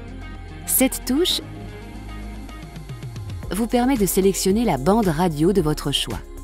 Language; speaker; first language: French; native; French